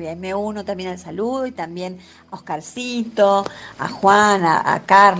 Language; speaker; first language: Spanish; native; Spanish